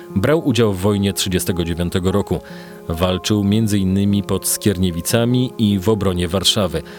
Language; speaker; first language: Polish; native; Polish